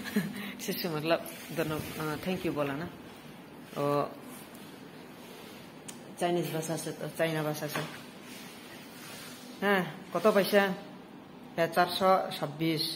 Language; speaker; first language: Hindi; non-native, local second language; Kok Borok